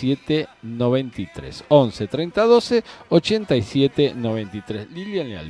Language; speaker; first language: Spanish; native; Spanish